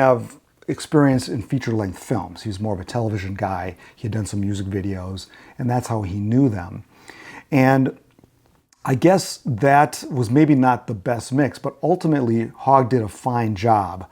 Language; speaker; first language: English; native; English